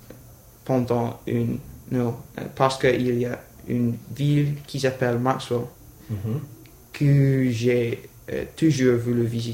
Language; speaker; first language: French; non-native, learner; English